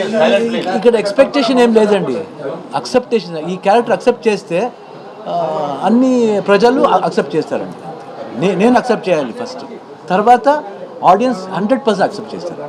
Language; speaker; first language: Telugu; non-native, learner; Kannada